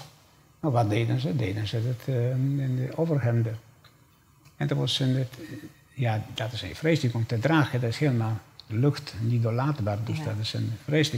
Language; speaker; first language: Dutch; non-native, fluent; Polish